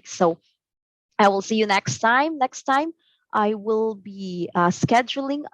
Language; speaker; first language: English; non-native, local second language; Cebuano